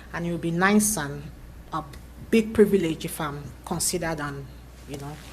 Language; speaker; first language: English; native; English